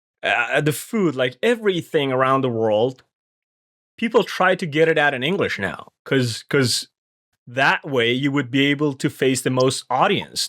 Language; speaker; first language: English; non-native, fluent; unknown